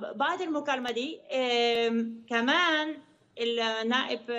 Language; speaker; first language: Arabic; non-native, learner; Dutch